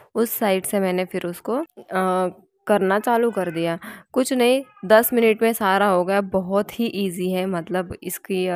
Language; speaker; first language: Hindi; non-native, local second language; Marathi